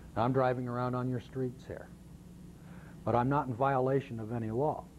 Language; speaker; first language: English; native; English